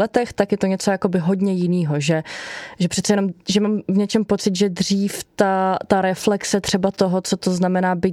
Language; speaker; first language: Czech; native; Czech